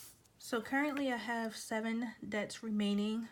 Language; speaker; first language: English; native; English